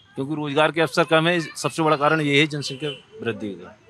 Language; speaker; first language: Hindi; native; Hindi